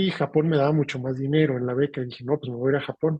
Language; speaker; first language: Spanish; native; Spanish